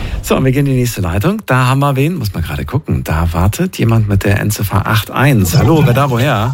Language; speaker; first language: German; native; German